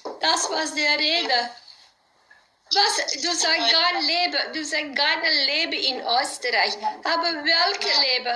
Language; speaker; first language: German; non-native, learner; Dutch